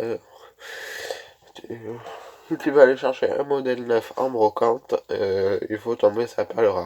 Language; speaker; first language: French; native; French